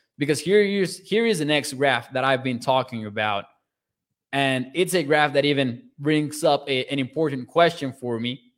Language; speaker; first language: English; non-native, fluent; Spanish